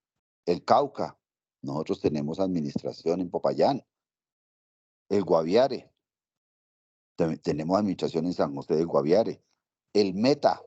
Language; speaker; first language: Spanish; native; Spanish